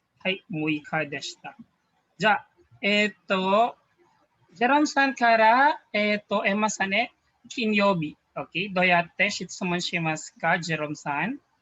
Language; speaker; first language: Japanese; non-native, fluent; Filipino